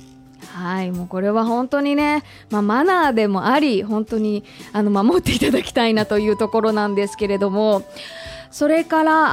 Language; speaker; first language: Japanese; native; Japanese